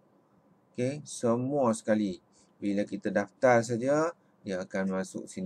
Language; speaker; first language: Malay; native; Malay